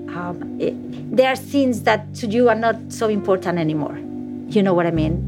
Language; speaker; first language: English; non-native, fluent; Spanish